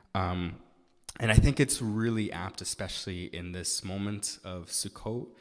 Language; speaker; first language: English; native; English